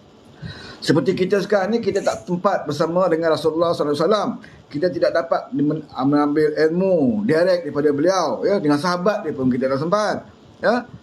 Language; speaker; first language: Malay; native; Malay